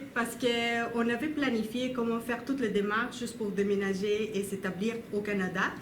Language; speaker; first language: French; non-native, learner; Spanish